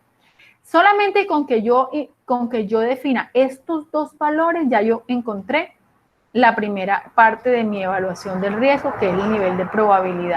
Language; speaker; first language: Spanish; native; Spanish